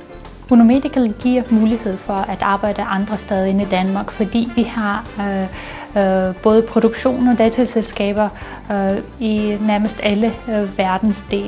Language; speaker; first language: Danish; non-native, fluent; Belarusian